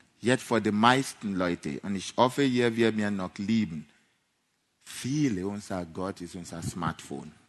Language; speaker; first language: German; non-native, fluent; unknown